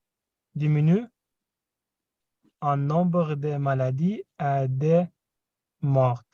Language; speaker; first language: French; non-native, learner; Russian